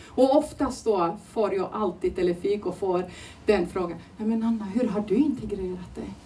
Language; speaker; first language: Swedish; non-native, fluent; Turoyo